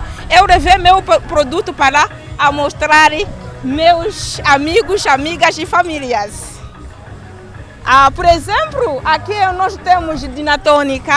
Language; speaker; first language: Portuguese; non-native, learner; Kinyarwanda